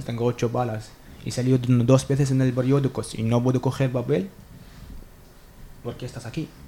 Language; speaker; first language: Spanish; non-native, learner; Arabic